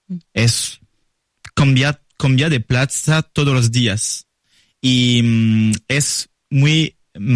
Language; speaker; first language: Spanish; non-native, learner; French